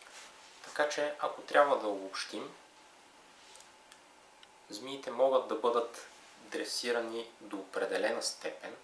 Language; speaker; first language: Bulgarian; native; Bulgarian